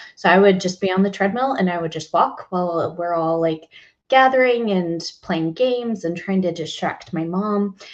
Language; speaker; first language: English; native; English